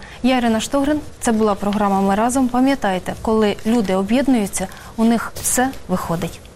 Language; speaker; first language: Ukrainian; native; Ukrainian